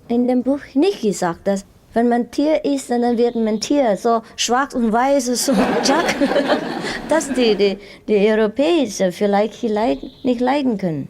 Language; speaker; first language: German; non-native, fluent; Vietnamese